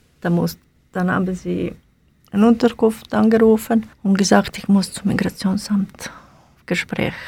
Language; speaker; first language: German; non-native, learner; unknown